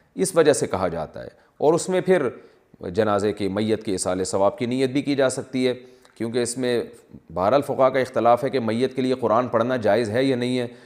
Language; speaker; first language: Urdu; native; Urdu